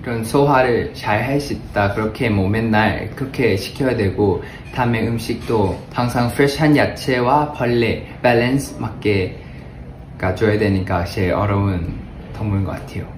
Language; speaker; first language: Korean; non-native, fluent; Thai